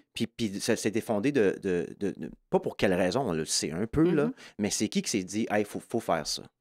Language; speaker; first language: French; native; French